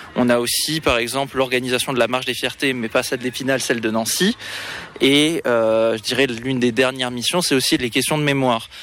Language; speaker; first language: French; native; French